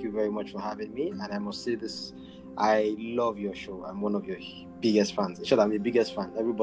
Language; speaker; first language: English; non-native, local second language; Arabic